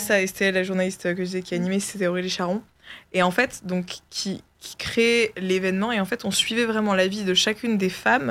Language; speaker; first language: French; native; French